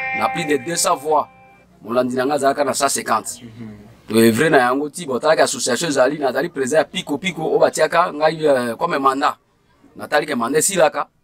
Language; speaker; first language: Lingala; native; Lingala